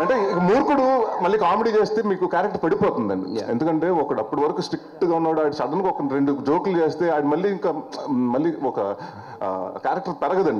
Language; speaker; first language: Telugu; native; Telugu